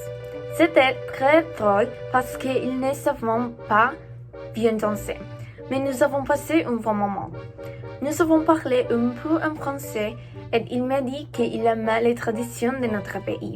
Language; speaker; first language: French; non-native, learner; Spanish